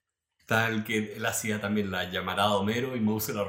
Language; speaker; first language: Spanish; native; Spanish